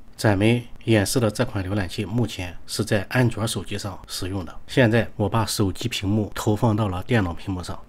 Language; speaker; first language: Chinese; native; Chinese